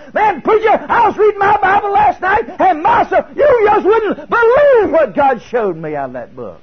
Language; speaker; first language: English; native; English